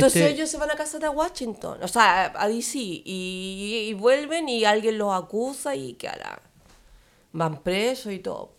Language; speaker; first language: Spanish; native; Spanish